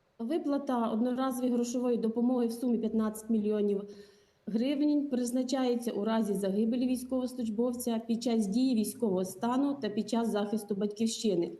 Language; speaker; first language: Ukrainian; native; Ukrainian